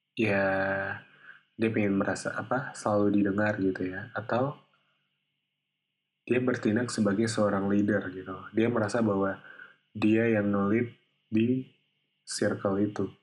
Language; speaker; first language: Indonesian; native; Indonesian